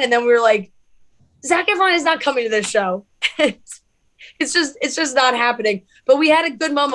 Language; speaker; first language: English; native; English